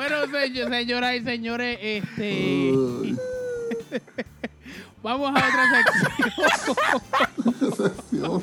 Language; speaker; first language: Spanish; native; Spanish